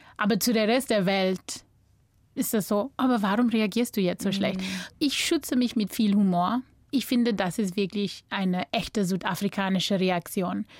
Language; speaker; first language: German; non-native, fluent; English